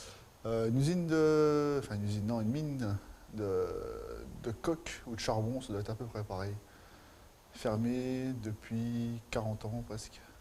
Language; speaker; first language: French; native; French